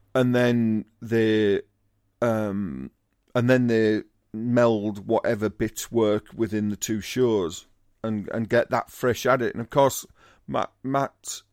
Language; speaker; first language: English; native; English